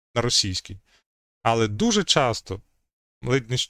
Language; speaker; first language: Ukrainian; native; Ukrainian